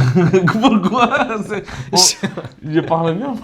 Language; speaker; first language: French; non-native, fluent; Spanish